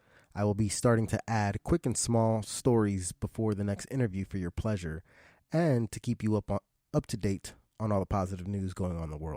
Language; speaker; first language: English; native; English